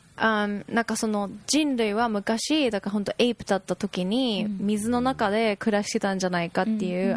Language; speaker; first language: Japanese; native; Japanese